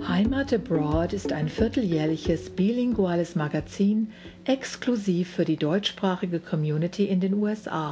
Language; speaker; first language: German; native; German